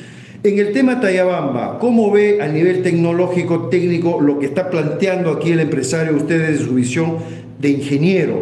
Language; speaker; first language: Spanish; native; Spanish